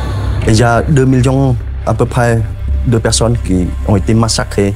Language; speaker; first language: French; non-native, fluent; Khmer